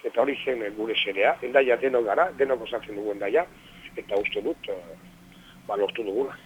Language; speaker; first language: Basque; native; Basque